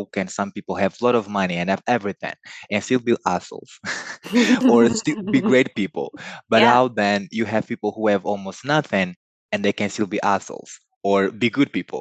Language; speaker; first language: English; non-native, fluent; Portuguese